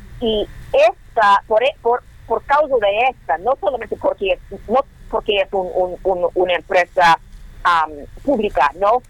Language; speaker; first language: Spanish; non-native, learner; English